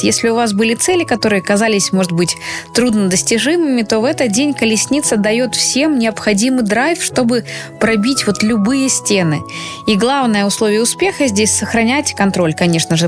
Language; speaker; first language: Russian; native; Russian